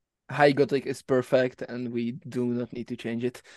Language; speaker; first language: English; non-native, fluent; Czech